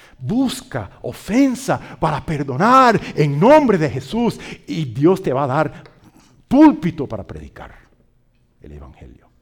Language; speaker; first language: Spanish; non-native, fluent; English